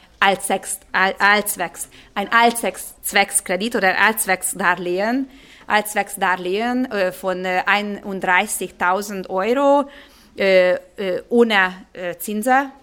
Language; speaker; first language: German; non-native, fluent; Hungarian